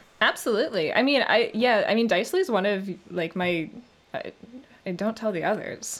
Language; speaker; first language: English; native; English